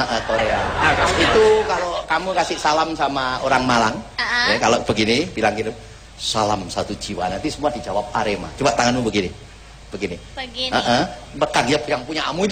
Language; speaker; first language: Indonesian; non-native, local second language; Javanese